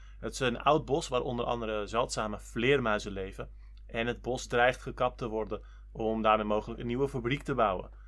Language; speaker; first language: Dutch; native; Dutch